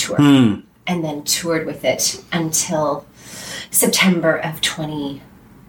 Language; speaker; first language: English; native; English